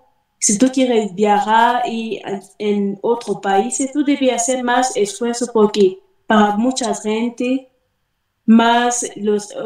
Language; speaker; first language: Spanish; non-native, fluent; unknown